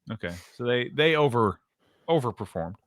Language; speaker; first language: English; native; English